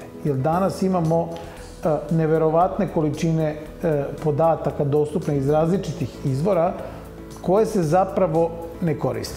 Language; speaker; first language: Serbian; native; Serbian